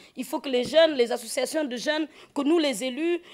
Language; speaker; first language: French; non-native, local second language; Fula